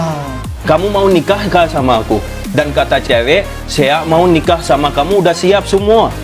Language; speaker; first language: Indonesian; non-native, fluent; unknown